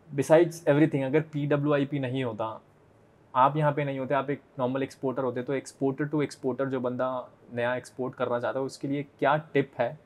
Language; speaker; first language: Hindi; native; Hindi